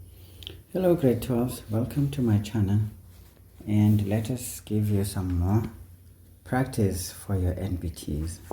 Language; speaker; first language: English; non-native, local second language; Xhosa